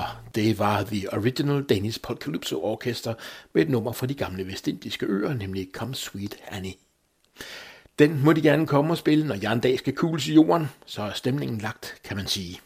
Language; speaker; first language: Danish; native; Danish